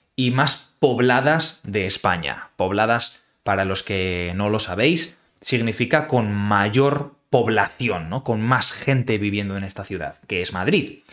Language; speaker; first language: Spanish; native; Spanish